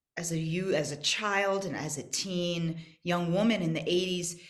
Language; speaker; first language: English; native; English